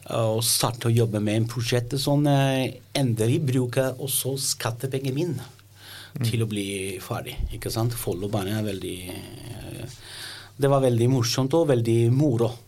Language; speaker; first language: Norwegian; non-native, learner; Italian